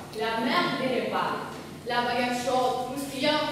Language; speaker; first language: French; non-native, learner; Lithuanian